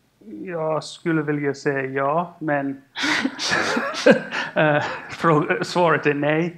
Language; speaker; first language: Swedish; non-native, fluent; English